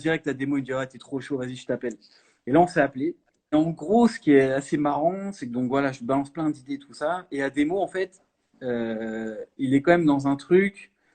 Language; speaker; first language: French; native; French